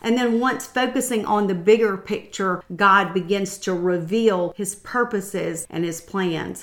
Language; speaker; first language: English; native; English